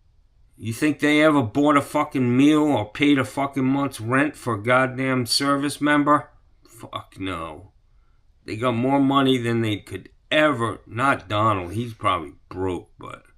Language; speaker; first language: English; native; English